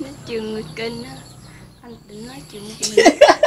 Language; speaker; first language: Vietnamese; non-native, local second language; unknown